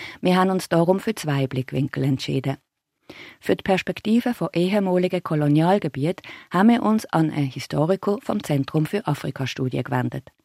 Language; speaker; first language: German; native; German